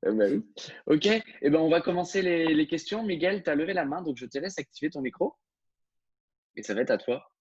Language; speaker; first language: French; native; French